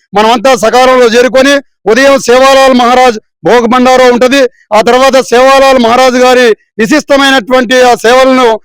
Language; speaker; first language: Telugu; non-native, local second language; Lambadi